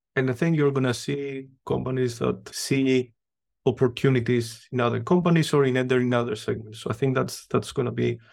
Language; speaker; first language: English; non-native, fluent; Greek